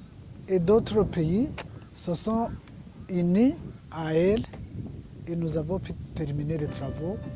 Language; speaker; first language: French; non-native, local second language; Kinyarwanda